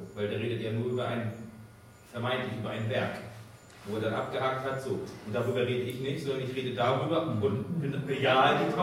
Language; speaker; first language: German; native; German